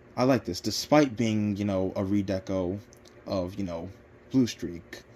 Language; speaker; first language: English; native; English